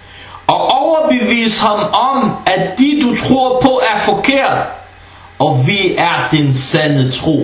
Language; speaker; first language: Danish; early bilingual, other home language; Arabic